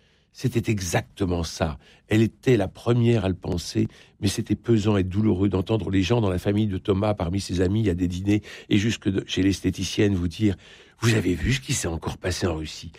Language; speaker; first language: French; native; French